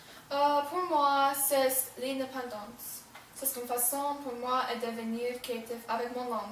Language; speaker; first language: French; non-native, learner; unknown